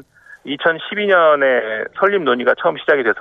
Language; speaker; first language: Korean; native; Korean